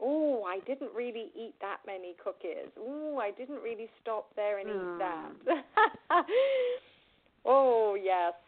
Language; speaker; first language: English; native; English